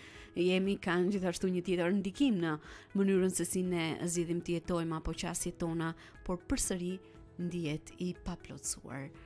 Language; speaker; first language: Albanian; native; Albanian